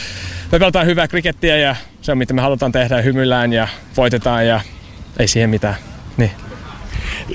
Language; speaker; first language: Finnish; non-native, learner; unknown